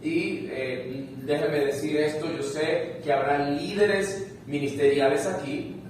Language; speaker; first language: Spanish; native; Spanish